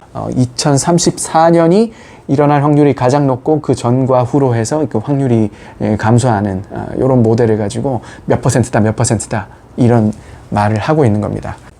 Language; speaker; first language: Korean; native; Korean